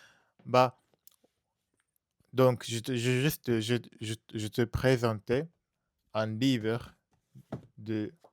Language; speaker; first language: French; non-native, learner; Japanese